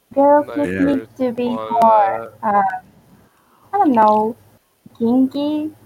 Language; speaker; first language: English; non-native, fluent; Spanish